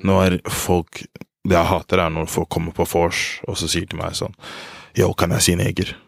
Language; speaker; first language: Norwegian; early bilingual, other home language; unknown